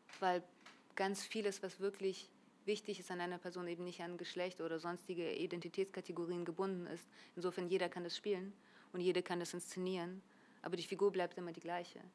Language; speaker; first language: German; early bilingual, other home language; Russian